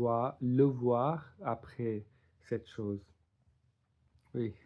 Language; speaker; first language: French; non-native, learner; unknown